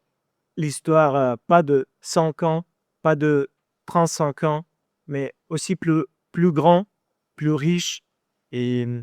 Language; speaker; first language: French; non-native, fluent; Ukrainian